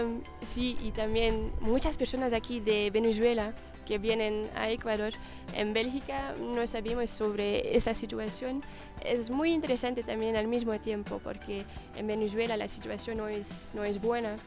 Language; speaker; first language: Spanish; non-native, learner; Dutch